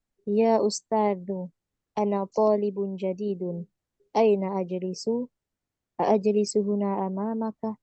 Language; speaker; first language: Arabic; non-native, learner; Indonesian